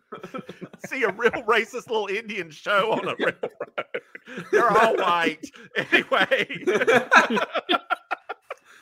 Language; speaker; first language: English; native; English